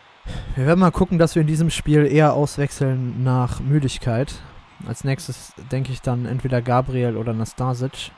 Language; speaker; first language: German; native; German